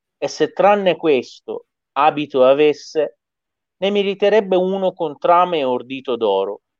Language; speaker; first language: Italian; non-native, fluent; Persian